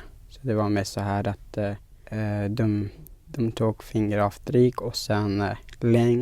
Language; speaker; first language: Swedish; non-native, fluent; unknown